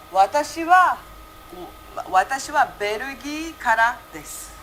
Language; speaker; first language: Japanese; early bilingual, heritage; Japanese